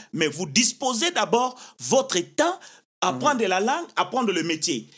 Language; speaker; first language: French; non-native, local second language; Lingala